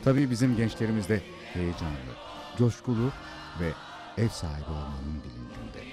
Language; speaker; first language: Turkish; native; Turkish